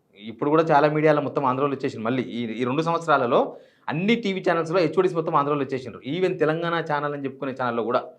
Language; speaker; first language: Telugu; native; Telugu